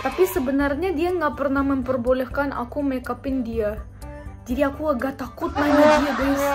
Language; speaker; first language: Indonesian; non-native, fluent; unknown